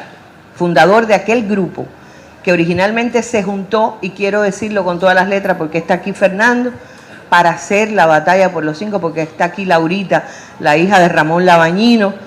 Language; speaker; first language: Spanish; native; Spanish